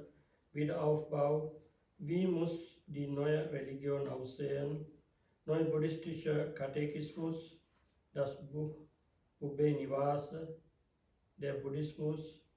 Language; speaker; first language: German; non-native, fluent; Sinhala